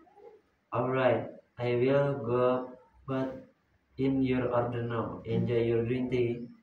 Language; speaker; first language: English; non-native, learner; Indonesian